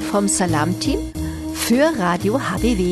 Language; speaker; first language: German; native; German